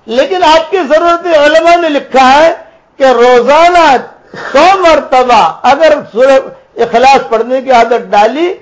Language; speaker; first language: Urdu; non-native, local second language; Gujarati